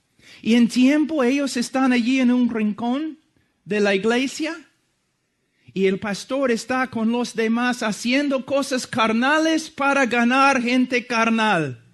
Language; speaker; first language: Spanish; non-native, fluent; English